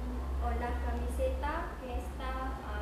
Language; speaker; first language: Spanish; non-native, learner; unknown